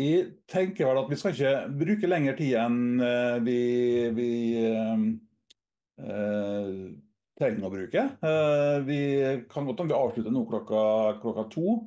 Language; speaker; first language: Norwegian; native; Norwegian